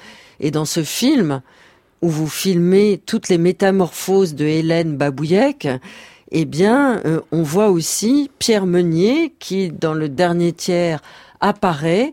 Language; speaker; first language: French; native; French